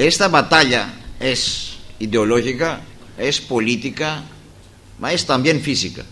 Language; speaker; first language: Spanish; non-native, fluent; Greek